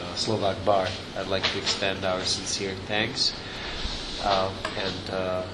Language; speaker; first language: English; non-native, fluent; Slovak